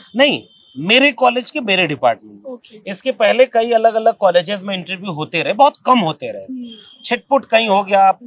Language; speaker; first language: Hindi; native; Hindi